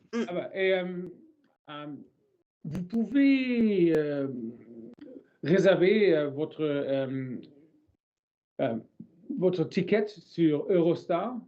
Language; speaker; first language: French; non-native, learner; English